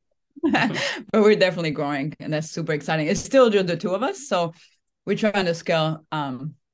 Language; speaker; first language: English; non-native, fluent; French